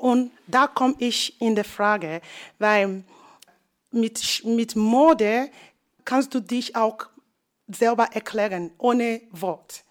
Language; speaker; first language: German; non-native, fluent; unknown